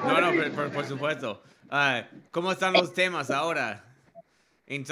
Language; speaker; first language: Spanish; non-native, learner; English